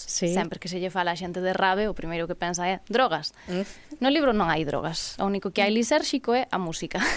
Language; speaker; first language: Galician; native; Galician